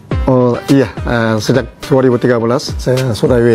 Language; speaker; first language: Indonesian; non-native, fluent; Korean